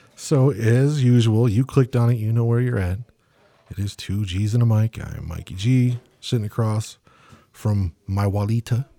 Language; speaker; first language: English; native; English